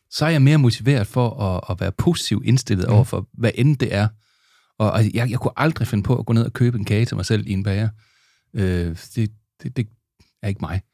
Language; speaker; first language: Danish; native; Danish